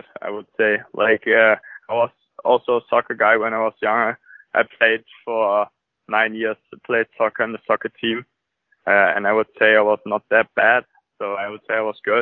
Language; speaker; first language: English; non-native, fluent; German